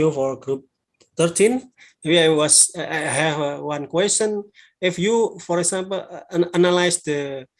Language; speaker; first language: English; non-native, learner; Indonesian